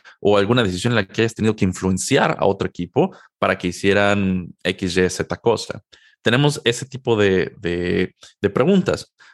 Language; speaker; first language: Spanish; native; Spanish